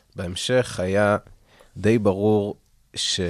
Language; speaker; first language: Hebrew; native; Hebrew